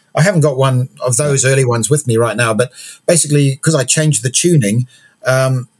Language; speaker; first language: English; native; English